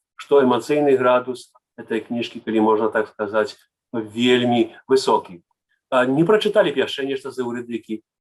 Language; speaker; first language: Belarusian; native; Belarusian